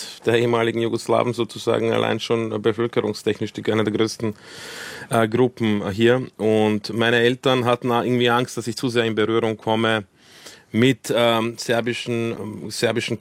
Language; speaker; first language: German; early bilingual, other home language; Croatian